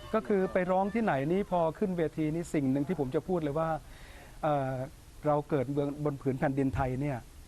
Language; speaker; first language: Thai; early bilingual, other home language; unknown